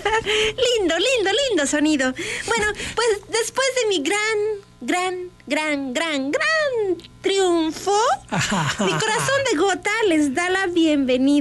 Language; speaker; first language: Spanish; native; Spanish